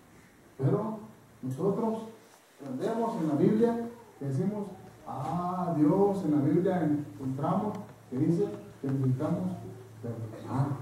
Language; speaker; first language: Spanish; non-native, fluent; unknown